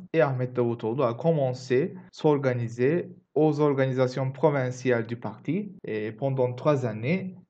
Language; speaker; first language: French; non-native, learner; Turkish